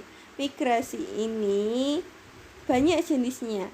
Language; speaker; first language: Indonesian; native; Indonesian